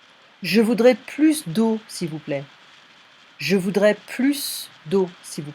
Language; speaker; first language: French; non-native, fluent; English